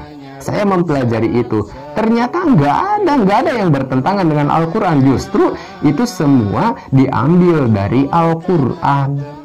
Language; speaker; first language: Indonesian; non-native, local second language; Sundanese